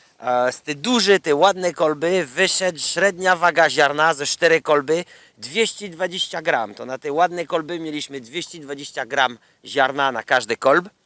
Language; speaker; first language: Polish; non-native, learner; French